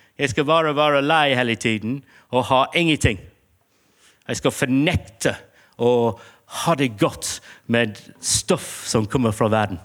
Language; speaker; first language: Norwegian; non-native, fluent; English